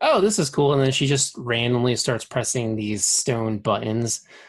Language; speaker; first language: English; native; English